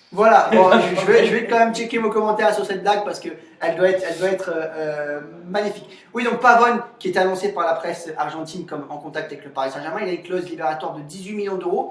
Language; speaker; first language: French; native; French